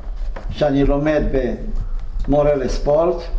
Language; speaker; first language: Hebrew; non-native, fluent; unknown